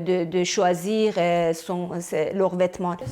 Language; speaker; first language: French; non-native, fluent; Persian